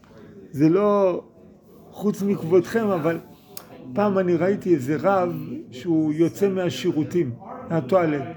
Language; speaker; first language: Hebrew; non-native, fluent; English